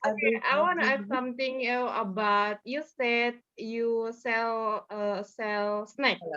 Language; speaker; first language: English; non-native, learner; Indonesian